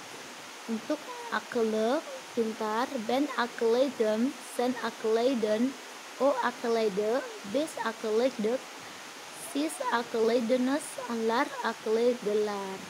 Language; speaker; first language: Turkish; non-native, learner; Indonesian